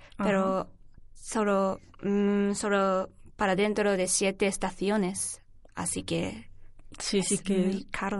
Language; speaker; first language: Spanish; non-native, learner; Japanese